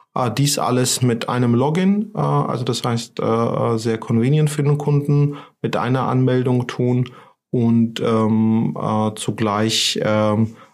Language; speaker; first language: German; non-native, fluent; Georgian